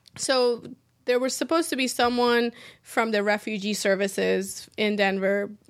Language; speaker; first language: English; early bilingual, other home language; Persian